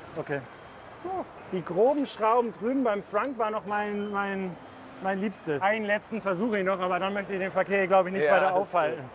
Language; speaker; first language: German; native; German